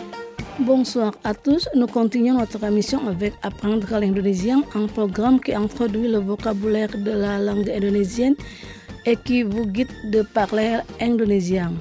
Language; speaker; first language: French; non-native, fluent; Indonesian